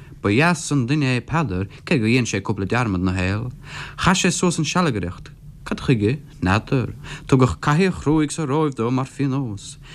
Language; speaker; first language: Irish; non-native, local second language; English